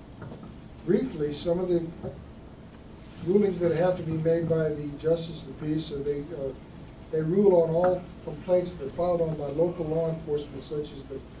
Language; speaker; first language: English; native; English